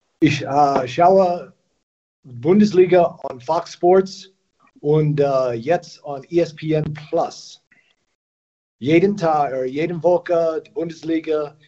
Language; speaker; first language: German; non-native, learner; English